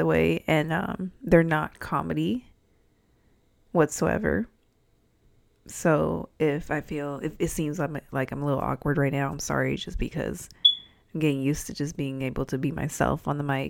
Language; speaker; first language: English; native; English